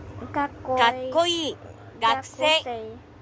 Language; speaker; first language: Japanese; non-native, learner; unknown